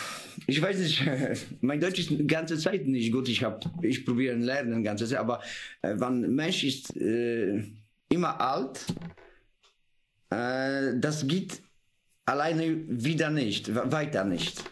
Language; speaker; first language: German; non-native, learner; Polish